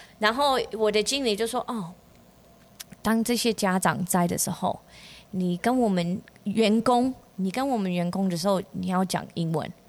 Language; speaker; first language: Chinese; non-native, fluent; English